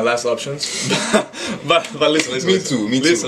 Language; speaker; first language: English; non-native, fluent; Spanish